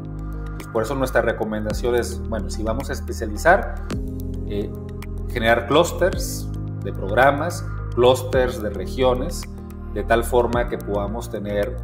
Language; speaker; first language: Spanish; native; Spanish